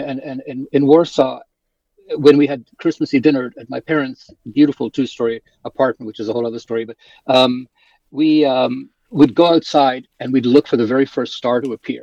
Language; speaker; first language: English; early bilingual, other home language; Polish